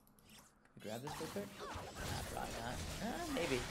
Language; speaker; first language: English; native; English